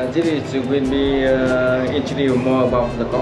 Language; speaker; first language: English; non-native, learner; Vietnamese